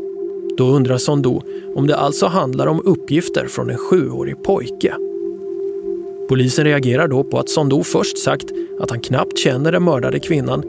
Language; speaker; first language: Swedish; native; Swedish